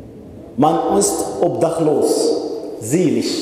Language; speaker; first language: German; non-native, fluent; Arabic